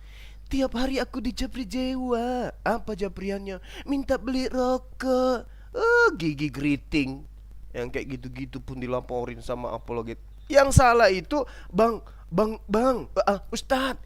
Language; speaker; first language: Indonesian; native; Indonesian